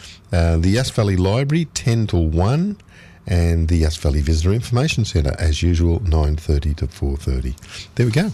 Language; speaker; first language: English; native; English